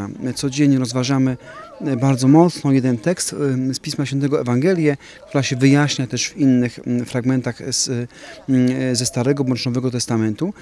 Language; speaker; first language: Polish; native; Polish